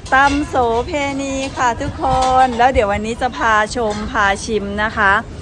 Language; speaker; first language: Thai; native; Thai